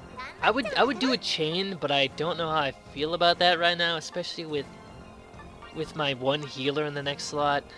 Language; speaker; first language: English; native; English